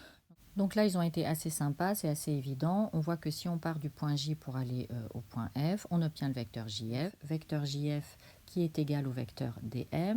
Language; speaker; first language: French; native; French